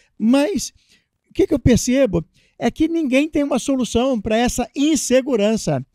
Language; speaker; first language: Portuguese; native; Portuguese